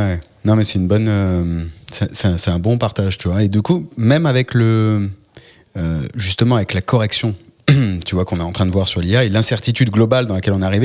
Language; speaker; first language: French; native; French